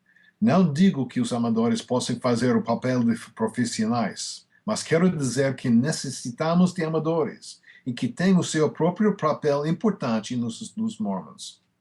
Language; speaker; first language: Portuguese; non-native, fluent; English